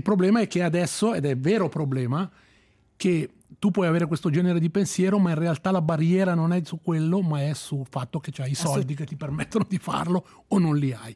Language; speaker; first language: Italian; native; Italian